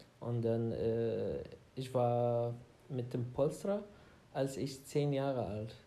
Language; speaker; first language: German; non-native, learner; Arabic